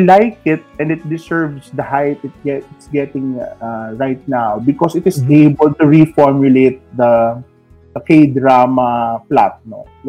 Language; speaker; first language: English; non-native, local second language; Filipino